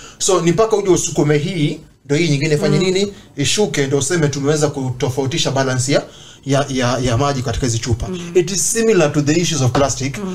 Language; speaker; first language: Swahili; non-native, local second language; Luo (Kenya and Tanzania)